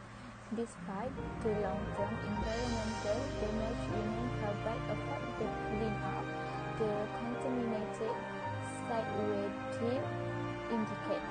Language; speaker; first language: English; non-native, local second language; Malay